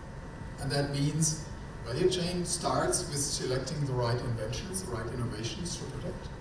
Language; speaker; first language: English; non-native, fluent; German